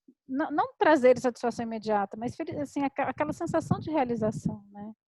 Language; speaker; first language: Portuguese; native; Portuguese